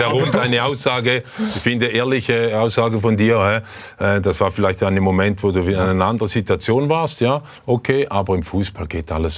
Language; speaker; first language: German; native; German